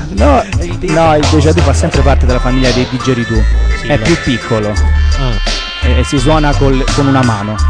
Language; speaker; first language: Italian; native; Italian